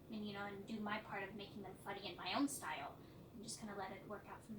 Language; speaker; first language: English; native; English